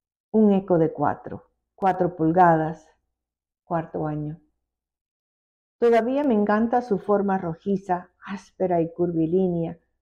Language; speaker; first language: Spanish; early bilingual, heritage; Spanish